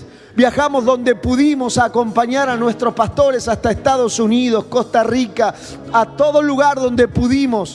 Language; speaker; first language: Spanish; native; Spanish